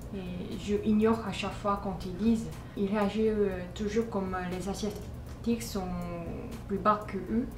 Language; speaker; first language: French; non-native, learner; Korean